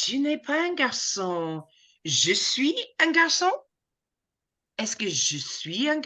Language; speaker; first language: French; non-native, fluent; English